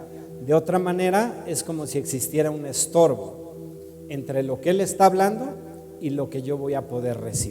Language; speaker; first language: Spanish; native; Spanish